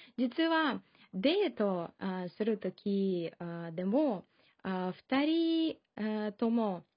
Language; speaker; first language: Japanese; non-native, fluent; Russian